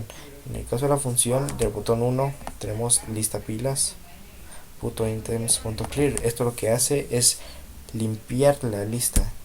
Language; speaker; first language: Spanish; native; Spanish